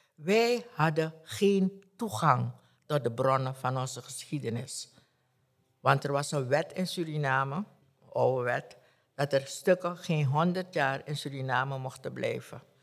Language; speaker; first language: Dutch; native; Dutch